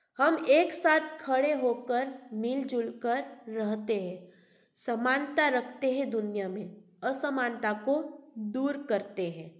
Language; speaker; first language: Hindi; non-native, local second language; Gujarati